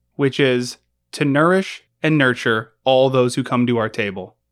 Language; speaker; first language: English; native; English